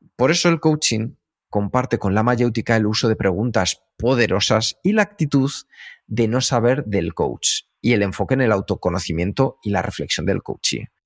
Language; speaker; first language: Spanish; native; Spanish